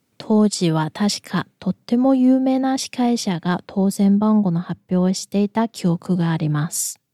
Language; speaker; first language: Japanese; non-native, fluent; Chinese